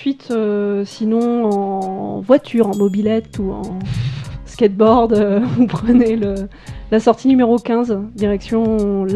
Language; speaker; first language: French; native; French